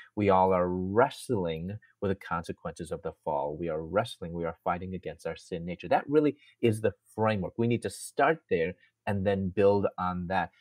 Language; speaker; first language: English; native; English